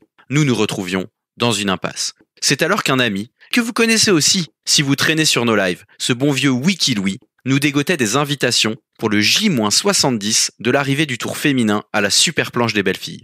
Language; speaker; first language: French; native; French